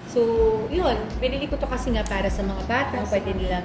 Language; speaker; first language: Filipino; native; Filipino